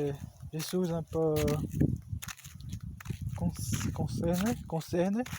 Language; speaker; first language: French; non-native, learner; Portuguese